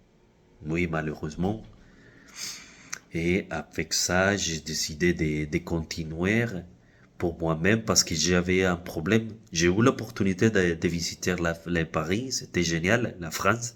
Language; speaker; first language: French; non-native, fluent; Spanish